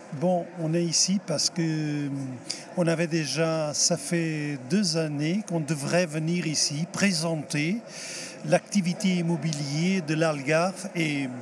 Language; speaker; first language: French; non-native, fluent; Portuguese